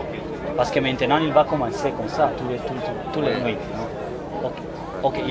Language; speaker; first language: French; non-native, learner; Italian